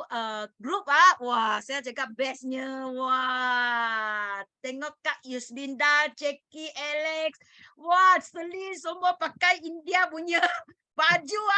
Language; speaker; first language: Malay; non-native, learner; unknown